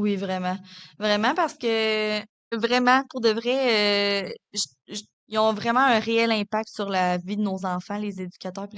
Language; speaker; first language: French; native; French